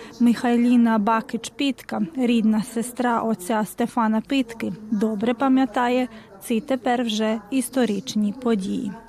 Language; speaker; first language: Ukrainian; early bilingual, heritage; Ukrainian